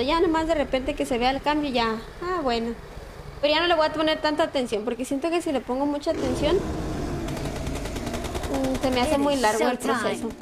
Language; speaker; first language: Spanish; native; Spanish